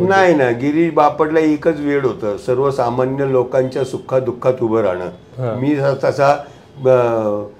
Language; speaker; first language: Marathi; non-native, local second language; Gujarati